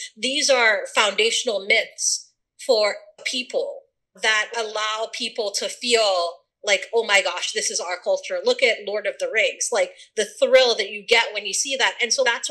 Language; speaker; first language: English; early bilingual, other home language; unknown